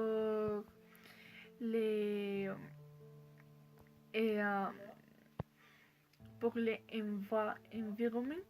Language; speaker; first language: French; non-native, learner; Spanish